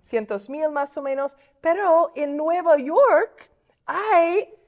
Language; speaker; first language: Spanish; non-native, fluent; English